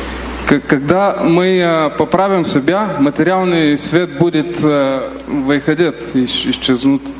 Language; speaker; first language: Russian; non-native, learner; Bulgarian